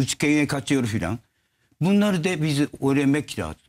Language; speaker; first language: Turkish; non-native, learner; Japanese